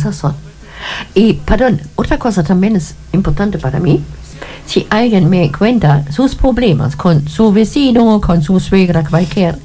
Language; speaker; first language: Spanish; non-native, fluent; German